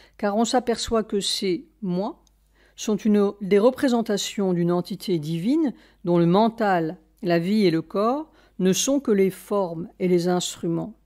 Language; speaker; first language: French; native; French